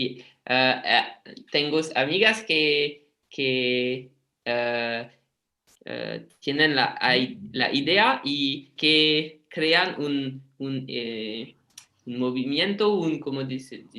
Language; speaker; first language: Spanish; non-native, learner; French